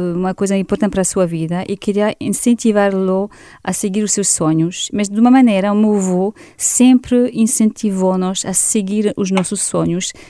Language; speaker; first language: Portuguese; non-native, fluent; French